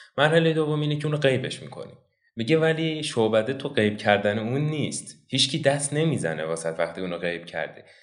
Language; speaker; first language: Persian; non-native, local second language; Azerbaijani